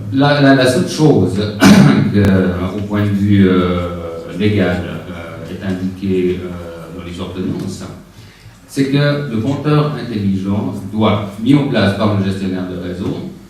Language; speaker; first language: French; native; French